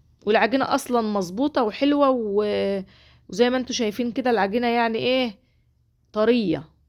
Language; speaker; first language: Arabic; native; Arabic